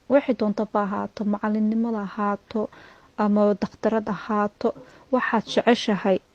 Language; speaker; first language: Somali; early bilingual, heritage; Somali